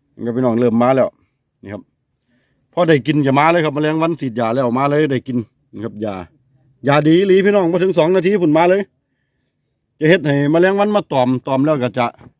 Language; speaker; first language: Thai; native; Thai